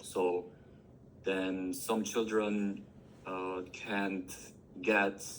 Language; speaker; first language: English; non-native, learner; Korean